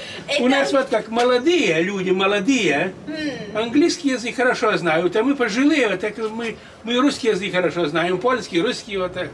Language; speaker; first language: Russian; non-native, local second language; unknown